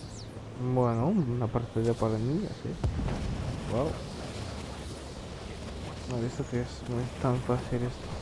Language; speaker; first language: Spanish; non-native, learner; French